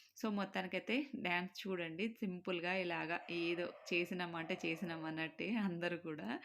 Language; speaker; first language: Telugu; non-native, local second language; Marwari